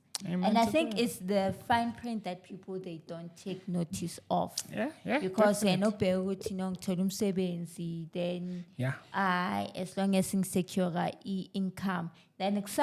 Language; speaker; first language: English; non-native, local second language; Zulu